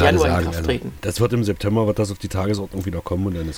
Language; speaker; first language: German; native; German